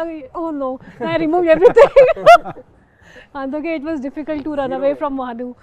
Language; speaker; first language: Telugu; non-native, fluent; Hindi